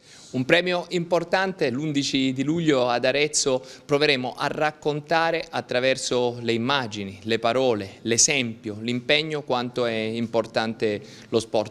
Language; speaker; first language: Italian; native; Italian